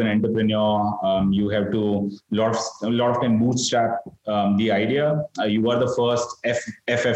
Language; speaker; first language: English; non-native, local second language; Gujarati